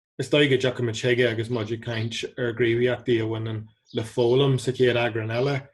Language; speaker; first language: Irish; non-native, local second language; English